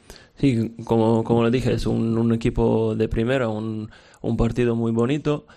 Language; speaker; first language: Spanish; non-native, fluent; Serbian